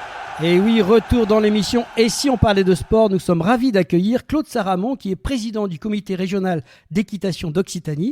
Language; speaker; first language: French; native; French